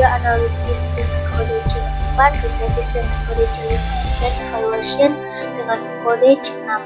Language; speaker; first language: Indonesian; native; Indonesian